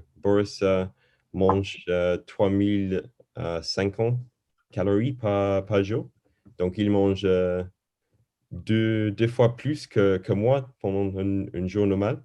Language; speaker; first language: French; non-native, learner; English